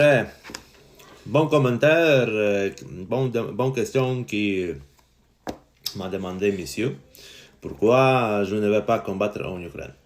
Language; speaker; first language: French; non-native, learner; Ukrainian